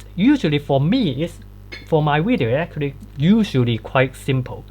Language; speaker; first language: English; non-native, fluent; Cantonese